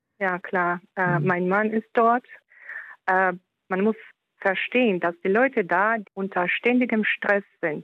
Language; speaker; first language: German; non-native, fluent; Ukrainian